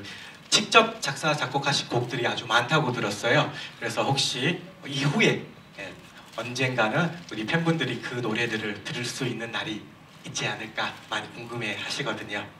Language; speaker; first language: Korean; non-native, fluent; Thai